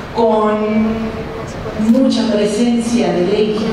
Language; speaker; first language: Spanish; early bilingual, heritage; Spanish